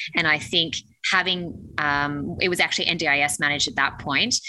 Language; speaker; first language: English; native; English